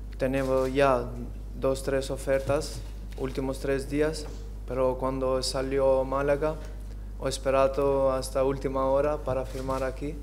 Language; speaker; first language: Spanish; non-native, learner; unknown